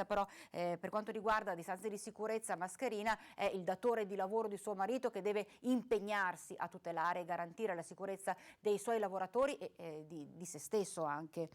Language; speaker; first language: Italian; native; Italian